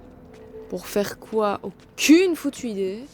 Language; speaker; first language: French; native; French